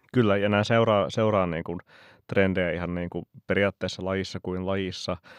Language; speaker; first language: Finnish; native; Finnish